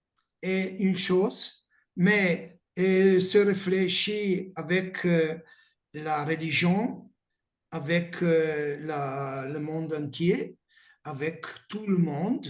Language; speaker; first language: French; non-native, learner; Italian